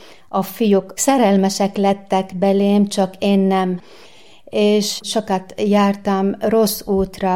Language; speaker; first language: Hungarian; non-native, learner; Arabic